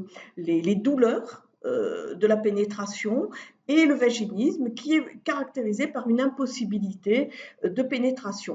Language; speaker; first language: French; native; French